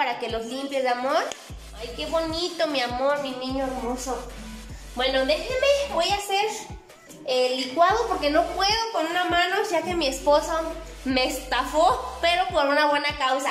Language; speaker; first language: Spanish; native; Spanish